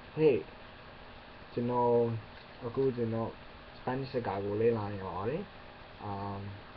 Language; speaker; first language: Burmese; non-native, learner; English